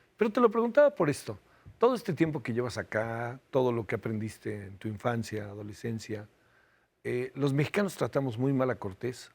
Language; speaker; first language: Spanish; native; Spanish